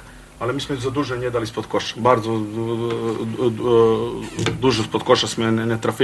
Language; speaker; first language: Polish; non-native, fluent; Croatian